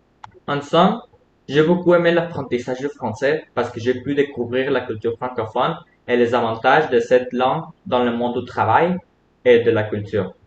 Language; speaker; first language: French; non-native, fluent; Spanish